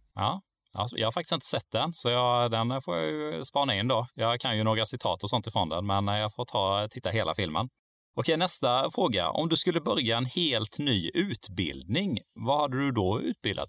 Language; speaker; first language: Swedish; native; Swedish